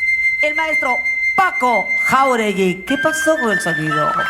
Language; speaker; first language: Spanish; native; Spanish